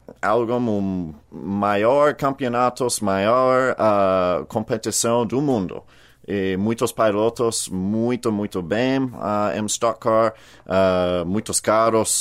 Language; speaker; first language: Portuguese; non-native, learner; English